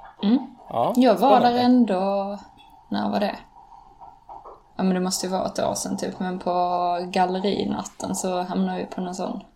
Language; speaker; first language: Swedish; native; Swedish